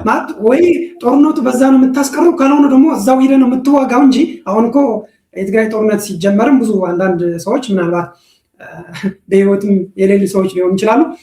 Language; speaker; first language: Amharic; non-native, local second language; Tigrinya